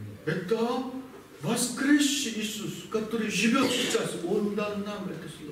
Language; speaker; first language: Russian; non-native, learner; Korean